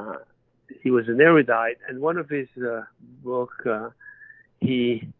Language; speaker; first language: English; non-native, fluent; French